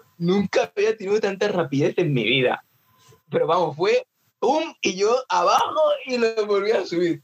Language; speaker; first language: Spanish; early bilingual, other home language; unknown